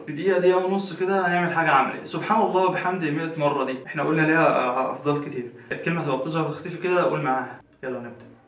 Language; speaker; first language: Arabic; native; Arabic